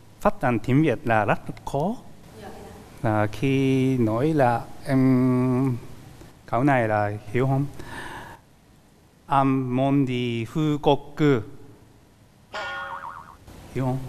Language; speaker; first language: Vietnamese; non-native, learner; Japanese